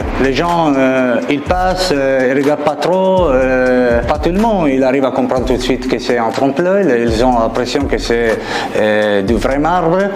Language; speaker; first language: French; non-native, fluent; Italian